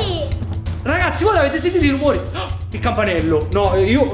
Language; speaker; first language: Italian; native; Italian